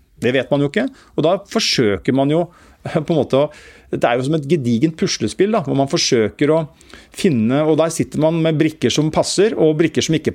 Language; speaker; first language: Norwegian; native; Norwegian